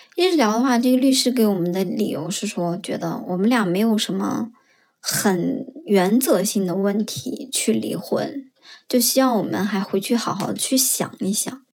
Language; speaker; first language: Chinese; native; Chinese